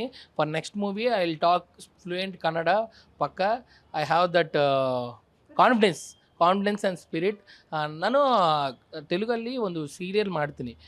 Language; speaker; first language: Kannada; non-native, learner; Telugu